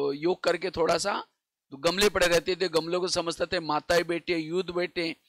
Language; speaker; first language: Hindi; non-native, local second language; Marathi